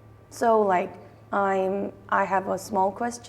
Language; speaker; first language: English; non-native, fluent; Korean